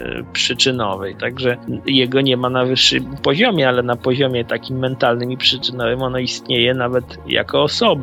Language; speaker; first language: Polish; native; Polish